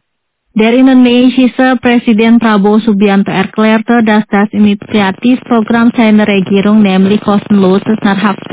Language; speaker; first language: German; non-native, fluent; Indonesian